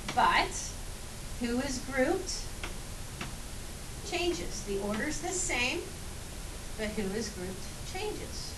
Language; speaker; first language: English; native; English